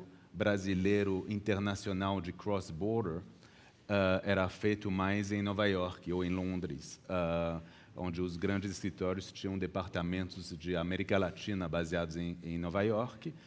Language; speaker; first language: Portuguese; early bilingual, heritage; Portuguese